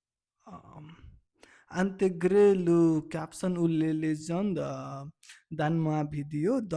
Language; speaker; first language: French; non-native, learner; Nepali